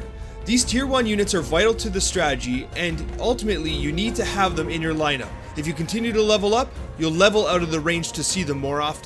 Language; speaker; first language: English; native; English